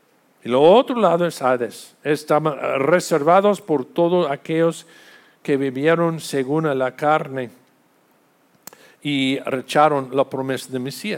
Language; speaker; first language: Spanish; non-native, fluent; English